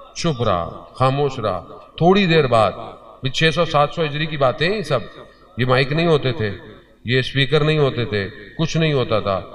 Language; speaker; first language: Urdu; early bilingual, heritage; Urdu